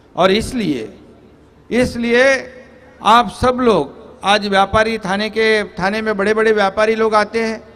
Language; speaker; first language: Hindi; non-native, local second language; Marathi